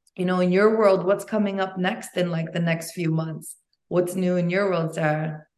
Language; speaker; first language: English; early bilingual, other home language; Albanian